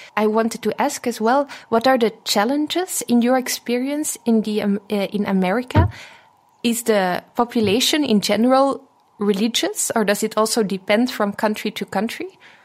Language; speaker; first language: English; non-native, fluent; Dutch